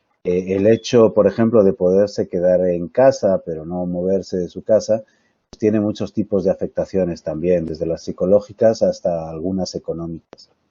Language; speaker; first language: Spanish; native; Spanish